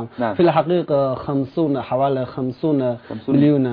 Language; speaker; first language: Arabic; non-native, learner; Chinese